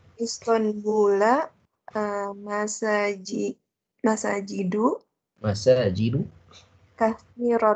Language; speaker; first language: Arabic; non-native, learner; Indonesian